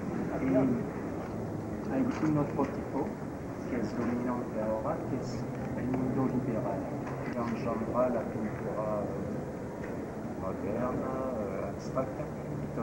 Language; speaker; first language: Spanish; non-native, learner; French